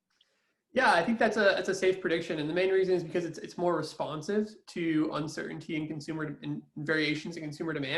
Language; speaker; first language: English; native; English